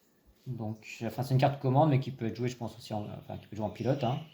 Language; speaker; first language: French; native; French